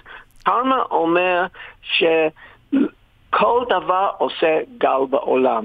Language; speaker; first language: Hebrew; non-native, fluent; English